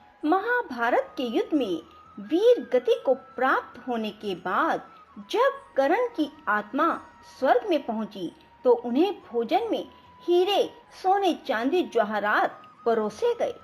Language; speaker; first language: Hindi; native; Hindi